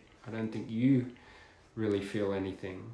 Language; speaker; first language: English; native; English